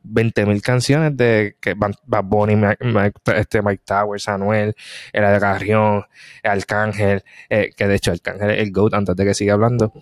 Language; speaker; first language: Spanish; native; Spanish